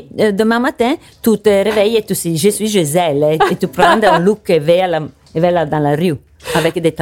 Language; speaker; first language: French; non-native, learner; Italian